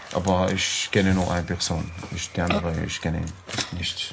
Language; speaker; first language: German; non-native, learner; Arabic